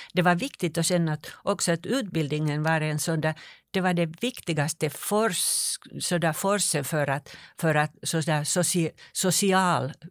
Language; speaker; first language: Swedish; non-native, local second language; Finnish